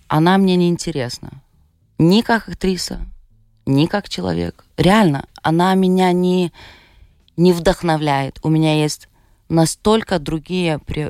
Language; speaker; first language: Russian; non-native, fluent; Lithuanian